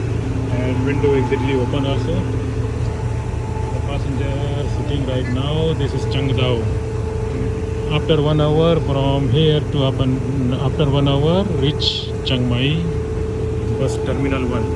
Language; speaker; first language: English; non-native, learner; Urdu